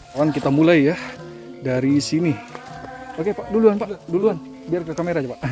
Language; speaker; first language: Indonesian; non-native, local second language; Sundanese